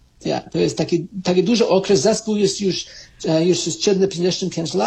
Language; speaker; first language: Polish; early bilingual, heritage; Polish